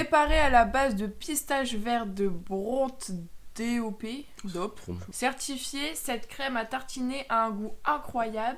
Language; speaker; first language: French; native; French